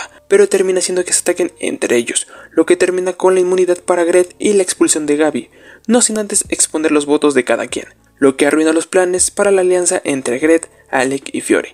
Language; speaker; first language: Spanish; native; Spanish